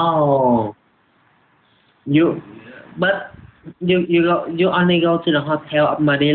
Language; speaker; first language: English; non-native, learner; Vietnamese